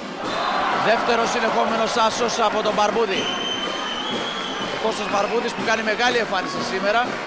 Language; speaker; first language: Greek; native; Greek